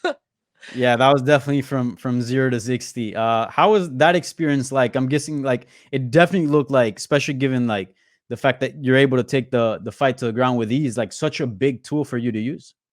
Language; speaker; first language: English; native; English